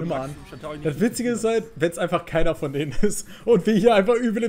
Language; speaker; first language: German; native; German